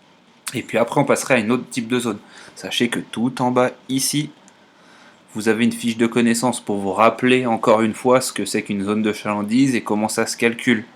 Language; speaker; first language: French; native; French